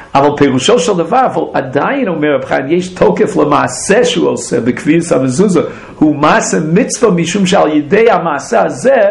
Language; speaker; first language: Hebrew; non-native, fluent; English